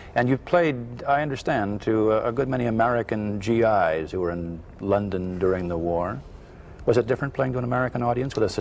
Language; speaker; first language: English; native; English